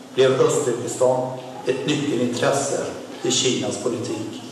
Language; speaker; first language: Swedish; non-native, fluent; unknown